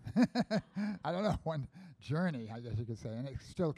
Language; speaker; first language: English; native; English